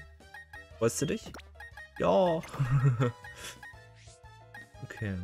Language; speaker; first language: German; native; German